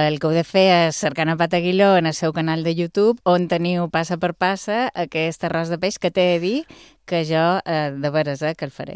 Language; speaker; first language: Catalan; native; Catalan